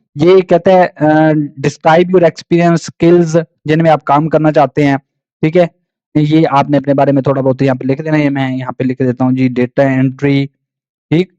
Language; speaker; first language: Urdu; non-native, local second language; Punjabi